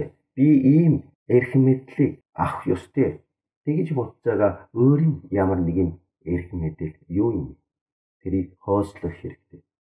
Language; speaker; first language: Mongolian; non-native, fluent; Korean